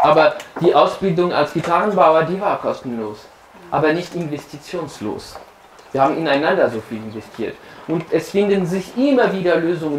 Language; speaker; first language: German; non-native, fluent; French